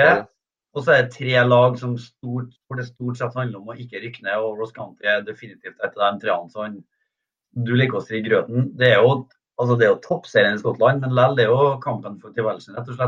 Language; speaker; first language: Norwegian; native; Norwegian